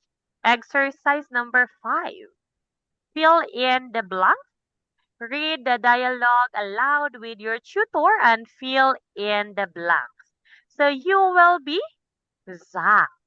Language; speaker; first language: English; non-native, local second language; Cebuano